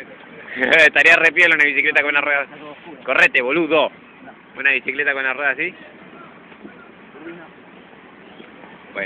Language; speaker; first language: Spanish; native; Spanish